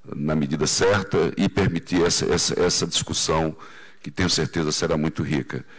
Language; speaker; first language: Portuguese; native; Portuguese